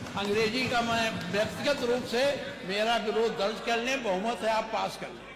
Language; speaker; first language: Hindi; native; Hindi